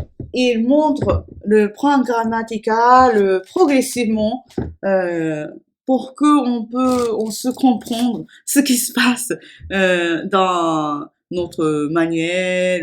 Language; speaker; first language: French; non-native, fluent; Japanese